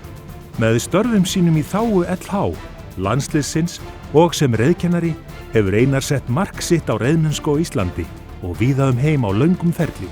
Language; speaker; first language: Icelandic; native; Icelandic